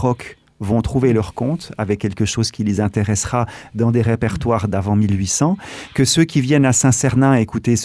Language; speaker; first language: French; native; French